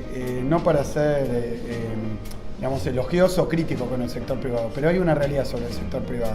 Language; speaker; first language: Spanish; native; Spanish